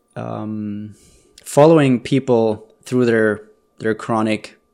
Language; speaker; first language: English; non-native, fluent; German